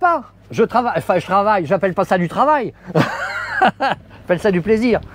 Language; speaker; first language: French; native; French